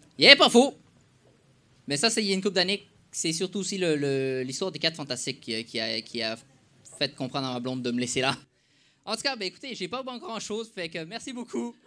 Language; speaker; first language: French; non-native, fluent; Spanish